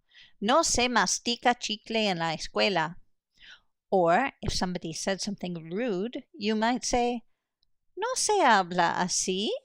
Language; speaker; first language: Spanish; non-native, fluent; English